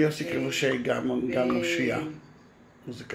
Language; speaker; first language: Hebrew; native; Hebrew